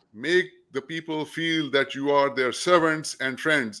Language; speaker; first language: English; non-native, local second language; Urdu